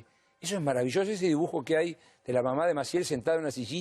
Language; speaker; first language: Spanish; native; Spanish